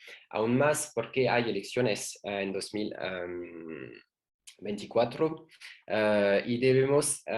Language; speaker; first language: Spanish; non-native, learner; French